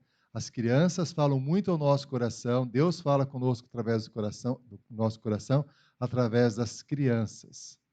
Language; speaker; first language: Portuguese; native; Portuguese